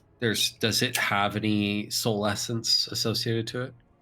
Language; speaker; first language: English; native; English